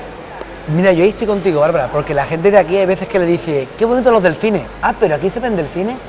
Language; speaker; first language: Spanish; native; Spanish